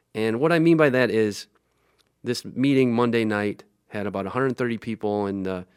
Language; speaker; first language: English; native; English